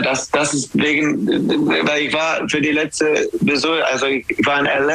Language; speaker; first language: German; non-native, fluent; English